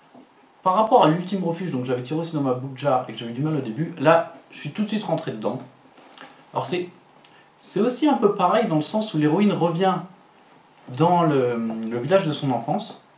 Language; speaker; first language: French; native; French